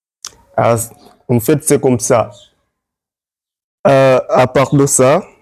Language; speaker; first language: French; non-native, learner; Swahili